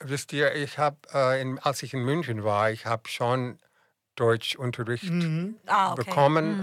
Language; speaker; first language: German; non-native, fluent; English